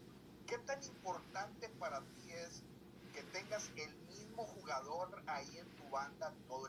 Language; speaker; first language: Spanish; native; Spanish